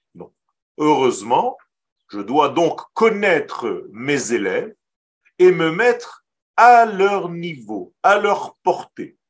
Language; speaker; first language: French; non-native, fluent; Hebrew